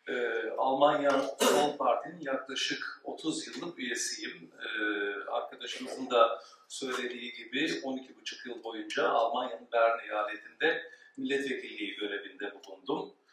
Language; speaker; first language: Turkish; early bilingual, heritage; Turkish